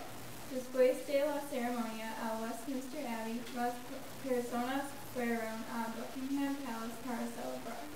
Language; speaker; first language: Spanish; non-native, learner; English